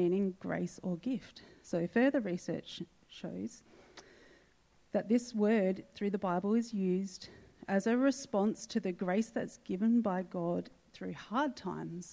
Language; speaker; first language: English; native; English